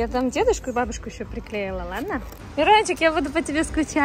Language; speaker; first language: Russian; native; Russian